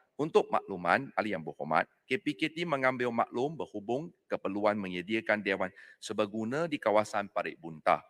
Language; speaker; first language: Malay; non-native, local second language; Chinese